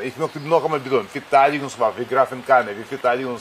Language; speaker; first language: German; non-native, fluent; Russian